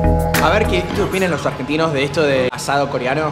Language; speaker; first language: Spanish; non-native, fluent; English